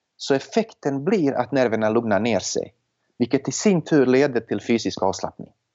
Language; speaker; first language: Swedish; non-native, fluent; Serbian